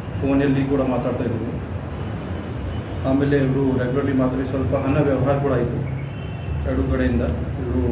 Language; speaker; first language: Kannada; non-native, fluent; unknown